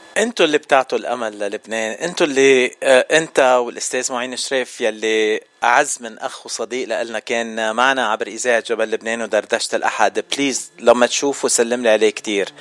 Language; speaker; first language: Arabic; non-native, local second language; Armenian